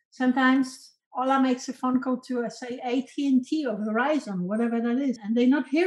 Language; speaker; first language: English; non-native, fluent; Polish